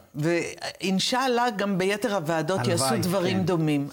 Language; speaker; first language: Hebrew; native; Hebrew